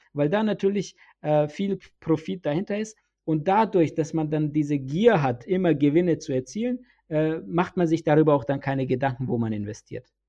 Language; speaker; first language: German; early bilingual, other home language; Bosnian